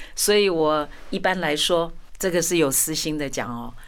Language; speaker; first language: Chinese; native; Chinese